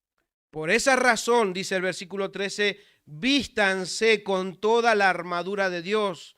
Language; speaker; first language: Spanish; native; Spanish